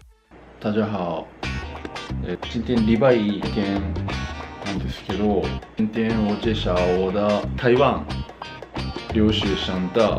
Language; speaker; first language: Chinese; non-native, learner; Japanese